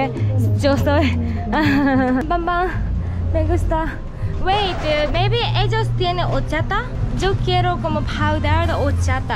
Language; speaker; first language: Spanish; non-native, learner; Japanese